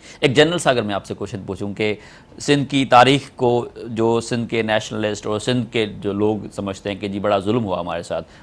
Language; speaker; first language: Urdu; non-native, local second language; Sindhi